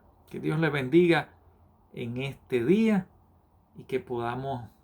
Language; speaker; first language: Spanish; native; Spanish